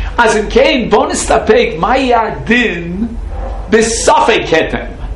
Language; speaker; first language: Hebrew; non-native, fluent; English